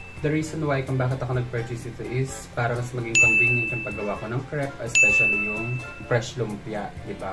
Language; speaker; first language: Filipino; native; Filipino